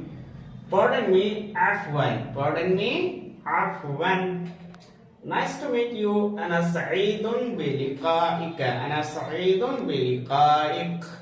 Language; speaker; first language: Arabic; non-native, fluent; Hindi